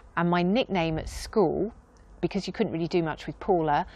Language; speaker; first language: English; native; English